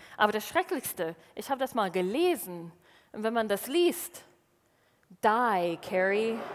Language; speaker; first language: German; non-native, fluent; English